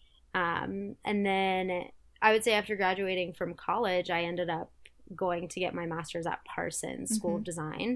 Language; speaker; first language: English; early bilingual, other home language; Spanish